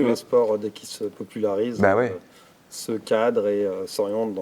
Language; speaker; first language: French; native; French